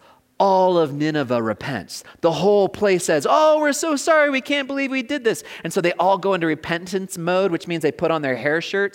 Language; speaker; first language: English; native; English